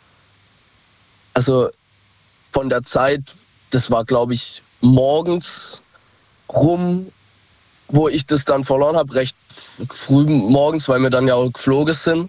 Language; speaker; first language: German; native; German